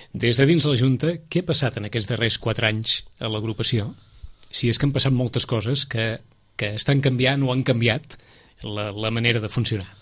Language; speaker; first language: Catalan; native; Catalan